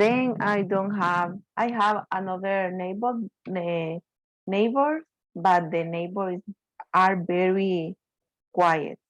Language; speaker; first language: English; non-native, learner; Spanish